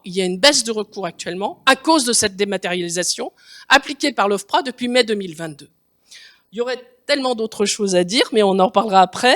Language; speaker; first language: French; native; French